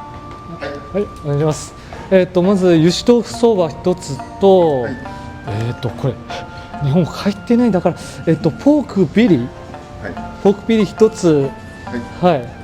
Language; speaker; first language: Japanese; non-native, fluent; Chinese